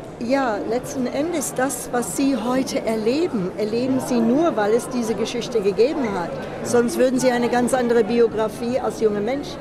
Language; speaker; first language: German; non-native, fluent; English